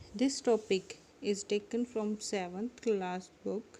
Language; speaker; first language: English; non-native, local second language; Punjabi